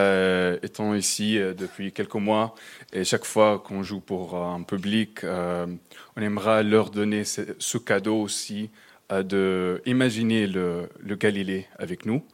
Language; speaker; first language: French; non-native, fluent; Arabic